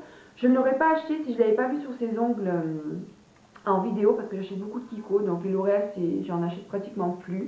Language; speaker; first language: French; native; French